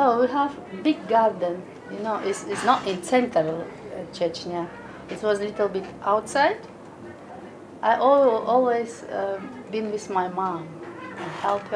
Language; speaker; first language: English; non-native, learner; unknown